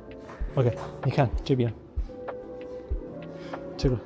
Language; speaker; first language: Chinese; non-native, fluent; Arabic